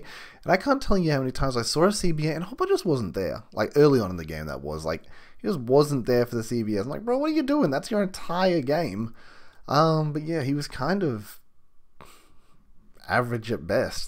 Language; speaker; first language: English; native; English